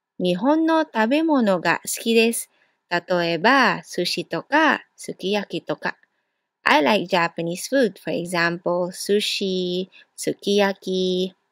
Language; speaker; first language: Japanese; non-native, fluent; Burmese